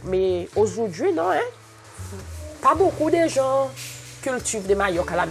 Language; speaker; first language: French; non-native, local second language; Seselwa Creole French